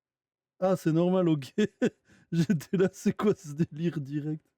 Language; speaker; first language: French; native; French